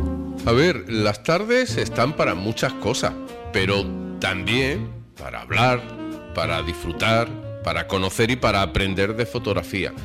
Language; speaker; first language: Spanish; native; Spanish